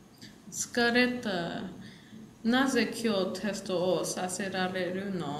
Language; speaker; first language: Japanese; non-native, learner; English